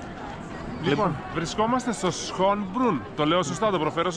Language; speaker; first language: Greek; native; Greek